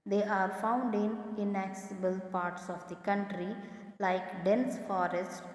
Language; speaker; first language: English; non-native, local second language; Kannada